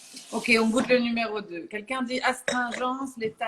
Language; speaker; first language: French; native; French